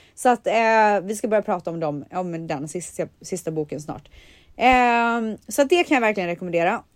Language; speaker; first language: Swedish; native; Swedish